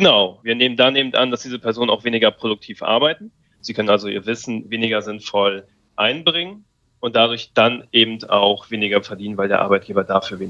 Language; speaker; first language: German; native; German